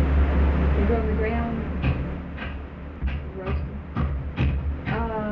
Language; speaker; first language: English; native; English